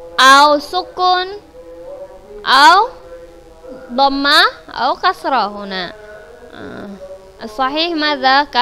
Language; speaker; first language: Arabic; non-native, fluent; Indonesian